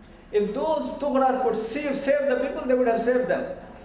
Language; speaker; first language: English; non-native, local second language; Urdu